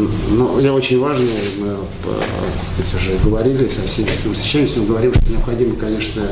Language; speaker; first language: Russian; native; Russian